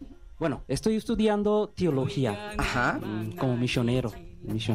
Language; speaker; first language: Spanish; non-native, learner; Bangla